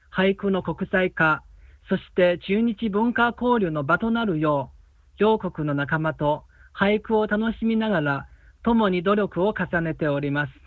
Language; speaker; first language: Japanese; non-native, fluent; Chinese